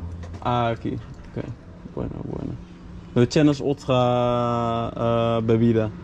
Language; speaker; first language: Spanish; non-native, learner; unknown